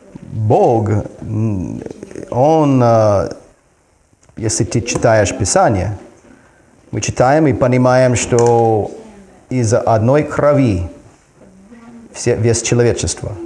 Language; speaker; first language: Russian; non-native, fluent; English